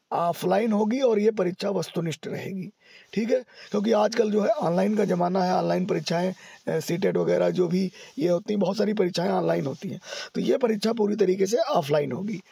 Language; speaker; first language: Hindi; native; Hindi